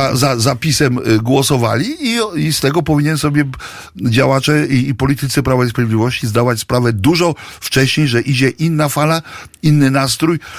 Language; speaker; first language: Polish; native; Polish